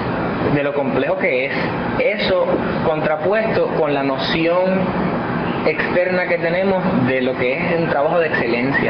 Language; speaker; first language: Spanish; native; Spanish